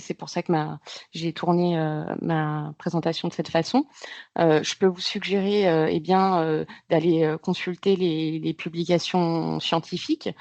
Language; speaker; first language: French; native; French